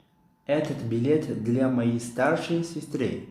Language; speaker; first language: Russian; non-native, local second language; Tajik